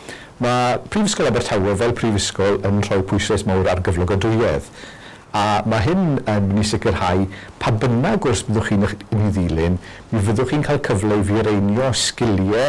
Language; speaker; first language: Welsh; native; Welsh